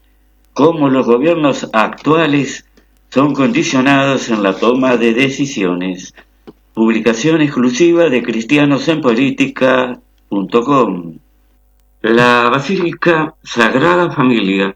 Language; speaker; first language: Spanish; native; Spanish